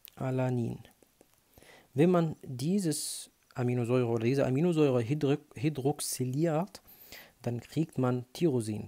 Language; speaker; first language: German; non-native, fluent; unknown